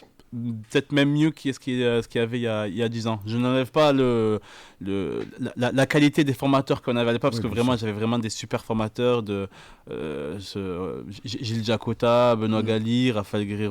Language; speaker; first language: French; native; French